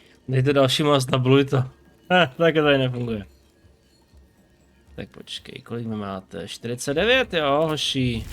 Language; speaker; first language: Czech; native; Czech